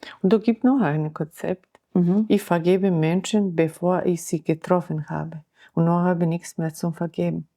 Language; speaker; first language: German; non-native, learner; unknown